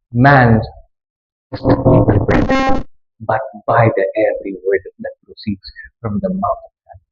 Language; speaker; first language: English; non-native, local second language; Filipino